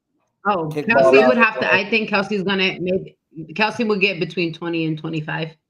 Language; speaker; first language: English; native; English